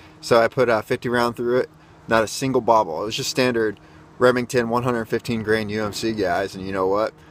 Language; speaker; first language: English; native; English